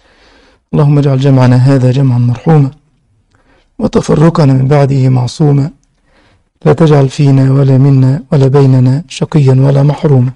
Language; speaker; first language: Arabic; native; Arabic